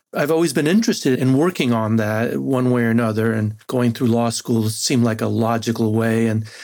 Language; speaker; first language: English; non-native, fluent; Spanish